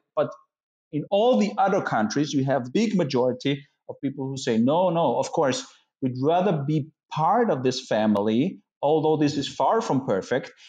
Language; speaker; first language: English; non-native, fluent; German